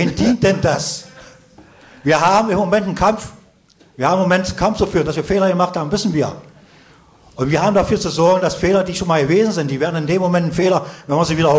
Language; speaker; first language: German; native; German